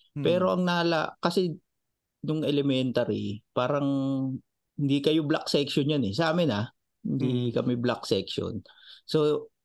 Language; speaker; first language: Filipino; native; Filipino